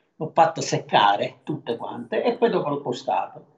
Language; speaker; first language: Italian; native; Italian